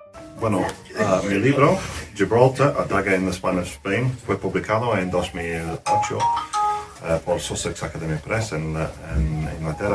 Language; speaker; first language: Spanish; non-native, fluent; English